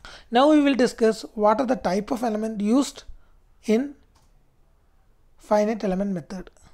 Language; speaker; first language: English; non-native, local second language; Malayalam